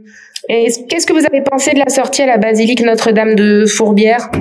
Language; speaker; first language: French; native; French